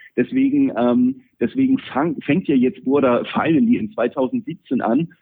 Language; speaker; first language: German; native; German